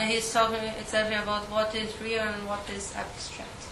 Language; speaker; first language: English; non-native, fluent; Portuguese